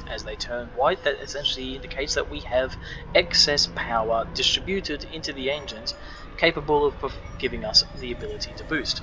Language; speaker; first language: English; native; English